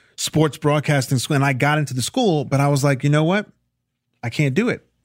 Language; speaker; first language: English; native; English